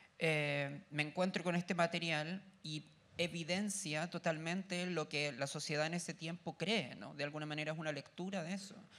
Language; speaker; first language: Spanish; native; Spanish